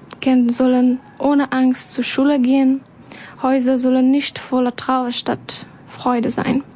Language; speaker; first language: German; non-native, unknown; Persian